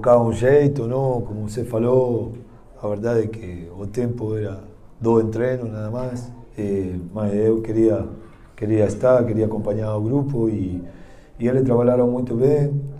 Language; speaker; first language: Portuguese; non-native, learner; Spanish